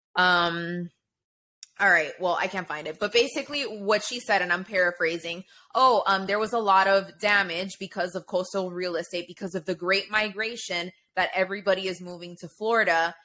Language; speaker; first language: English; native; English